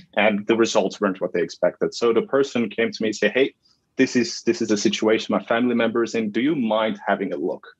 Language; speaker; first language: English; non-native, fluent; Dutch